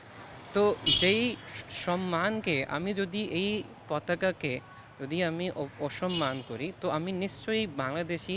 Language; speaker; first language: Bangla; non-native, fluent; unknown